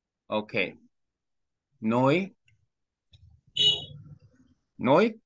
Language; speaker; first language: Vietnamese; non-native, learner; Korean